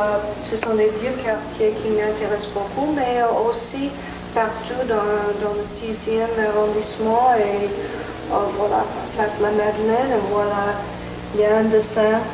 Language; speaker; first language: French; non-native, fluent; English